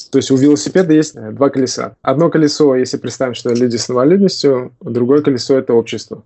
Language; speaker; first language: Russian; non-native, local second language; Tajik